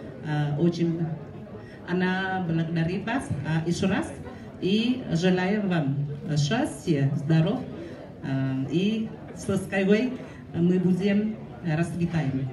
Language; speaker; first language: Russian; non-native, learner; Vietnamese